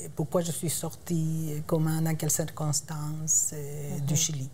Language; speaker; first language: French; non-native, fluent; Spanish